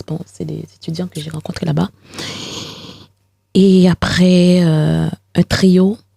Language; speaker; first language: French; non-native, local second language; Haitian Creole